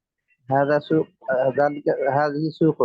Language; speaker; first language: Arabic; non-native, learner; Bangla